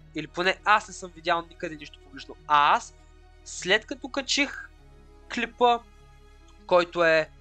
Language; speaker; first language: Bulgarian; native; Bulgarian